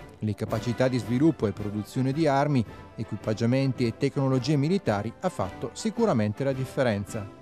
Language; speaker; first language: Italian; native; Italian